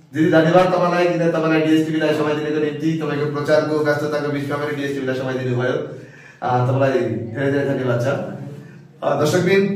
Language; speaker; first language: Nepali; native; Nepali